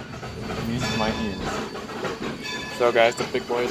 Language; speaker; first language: English; native; English